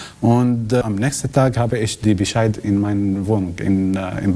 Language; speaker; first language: German; non-native, learner; Arabic